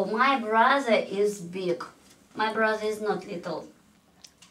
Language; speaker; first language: English; non-native, fluent; Russian